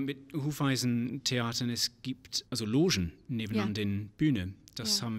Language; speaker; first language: German; non-native, fluent; English